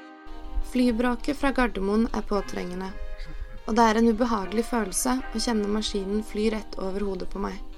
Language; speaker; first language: Norwegian; native; Norwegian